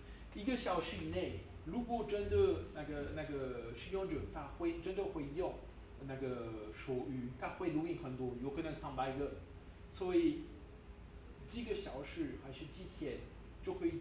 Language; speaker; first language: Chinese; non-native, learner; French